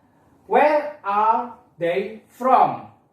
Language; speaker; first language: English; non-native, learner; Indonesian